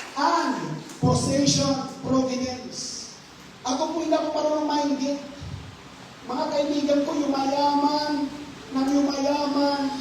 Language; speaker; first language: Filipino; non-native, local second language; Hiligaynon